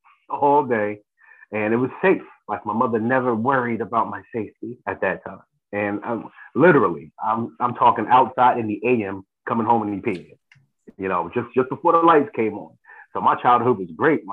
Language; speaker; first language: English; native; English